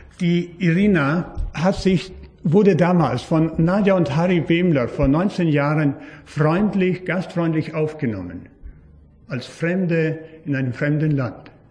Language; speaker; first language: German; native; German